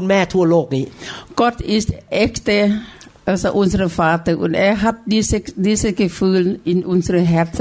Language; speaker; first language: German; non-native, learner; Thai